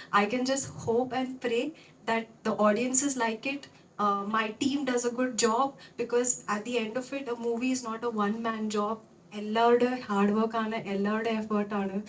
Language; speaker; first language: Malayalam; non-native, local second language; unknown